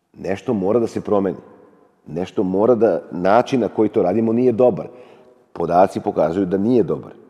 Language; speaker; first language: Serbian; native; Serbian